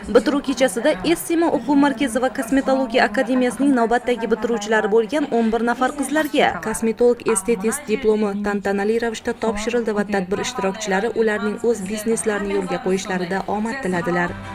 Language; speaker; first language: Uzbek; native; Uzbek